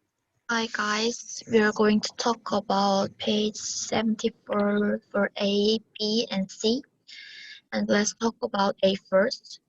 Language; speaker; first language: English; non-native, learner; Korean